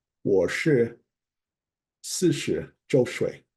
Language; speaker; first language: Chinese; non-native, learner; English